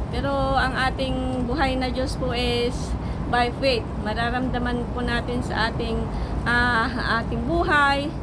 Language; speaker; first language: Filipino; non-native, local second language; Iloko